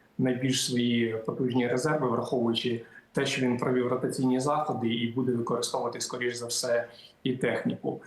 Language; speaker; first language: Ukrainian; native; Ukrainian